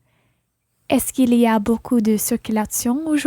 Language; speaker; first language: French; non-native, learner; English